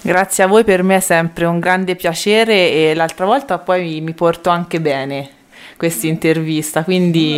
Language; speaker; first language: Italian; native; Italian